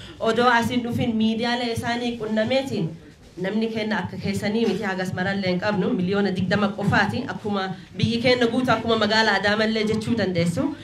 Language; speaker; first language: Oromo; early bilingual, heritage; Oromo